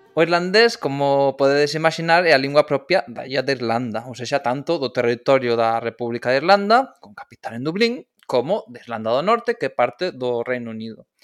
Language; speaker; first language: Galician; non-native, local second language; Spanish